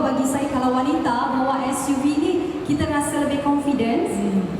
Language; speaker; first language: Malay; native; Malay